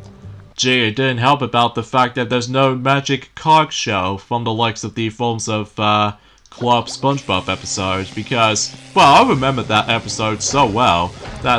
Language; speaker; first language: English; native; English